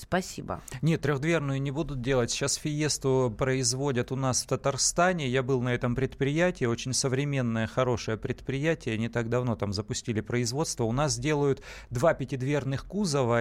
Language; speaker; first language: Russian; native; Russian